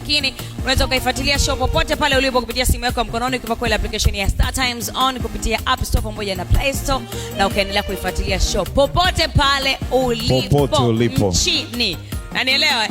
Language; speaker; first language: Swahili; native; Swahili